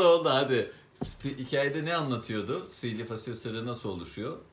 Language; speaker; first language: Turkish; native; Turkish